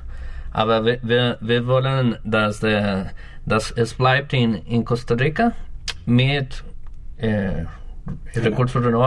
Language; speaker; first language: German; non-native, learner; Spanish